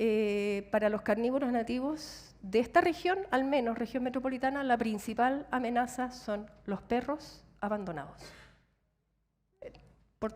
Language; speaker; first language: Spanish; native; Spanish